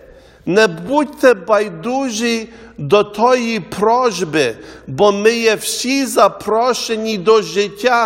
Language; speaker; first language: Ukrainian; early bilingual, heritage; Ukrainian